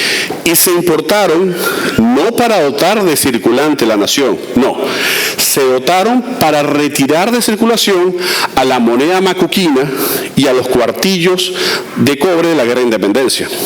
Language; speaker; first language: Spanish; native; Spanish